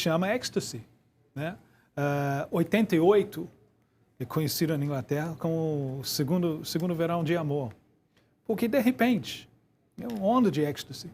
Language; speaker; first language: Portuguese; non-native, fluent; English